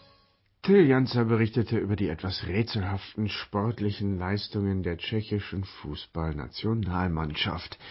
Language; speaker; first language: German; native; German